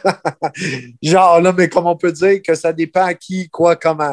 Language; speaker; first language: French; early bilingual, heritage; French